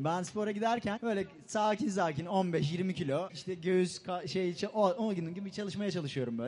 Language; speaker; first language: Turkish; native; Turkish